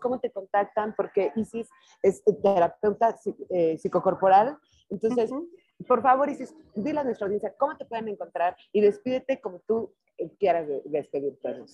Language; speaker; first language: Spanish; native; Spanish